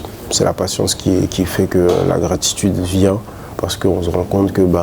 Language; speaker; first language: French; early bilingual, other home language; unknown